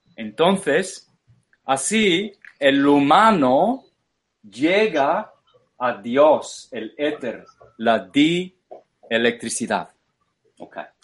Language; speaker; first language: Spanish; non-native, fluent; English